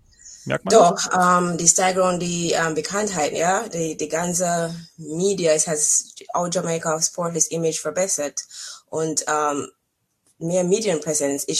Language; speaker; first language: German; non-native, fluent; English